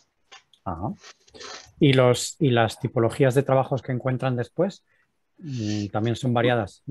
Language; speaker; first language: Spanish; native; Spanish